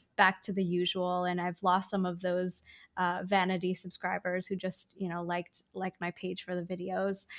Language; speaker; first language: English; native; English